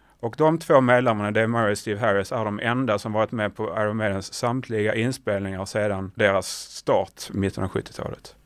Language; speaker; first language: Swedish; native; Swedish